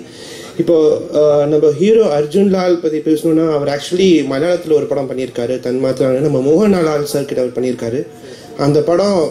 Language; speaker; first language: Tamil; non-native, fluent; Malayalam